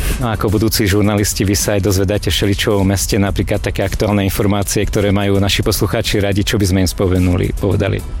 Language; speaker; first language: Slovak; native; Slovak